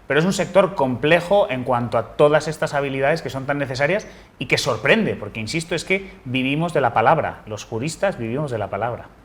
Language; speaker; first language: Spanish; native; Spanish